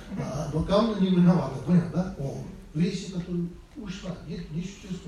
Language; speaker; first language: Russian; non-native, fluent; Tibetan